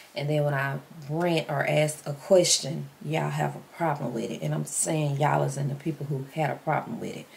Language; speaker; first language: English; native; English